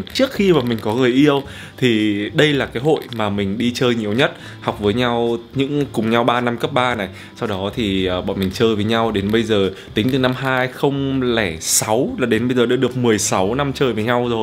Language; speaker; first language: Vietnamese; native; Vietnamese